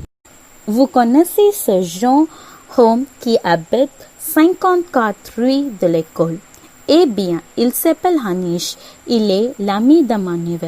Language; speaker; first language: French; non-native, learner; Tamil